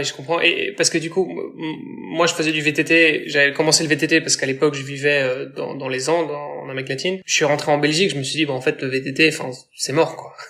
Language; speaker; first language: French; native; French